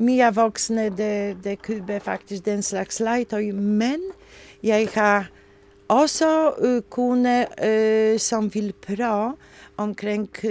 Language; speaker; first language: Danish; non-native, learner; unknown